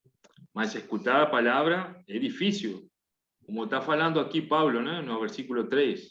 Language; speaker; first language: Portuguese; non-native, fluent; Spanish